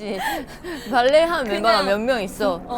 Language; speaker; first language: Korean; non-native, fluent; Japanese